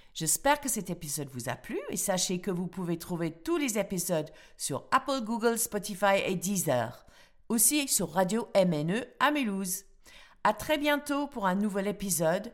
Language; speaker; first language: French; non-native, fluent; English